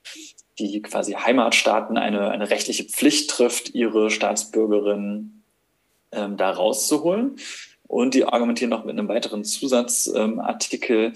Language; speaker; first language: German; native; German